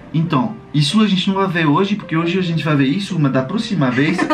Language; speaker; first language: Portuguese; non-native, fluent; French